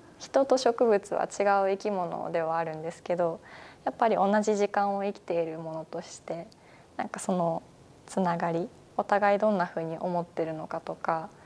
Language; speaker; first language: Japanese; native; Japanese